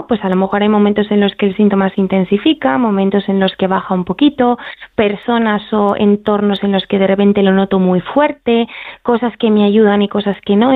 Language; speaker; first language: Spanish; native; Spanish